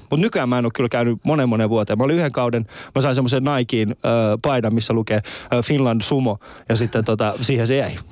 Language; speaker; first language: Finnish; early bilingual, other home language; Persian